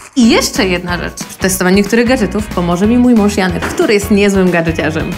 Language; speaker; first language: Polish; native; Polish